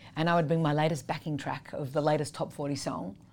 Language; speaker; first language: English; native; English